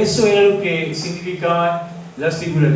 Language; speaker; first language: Spanish; native; Spanish